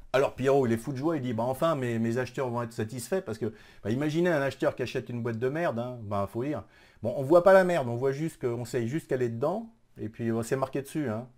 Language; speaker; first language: French; native; French